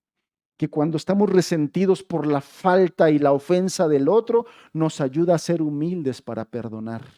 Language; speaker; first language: Spanish; native; Spanish